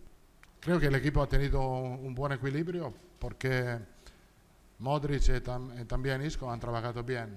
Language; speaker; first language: Spanish; non-native, learner; Italian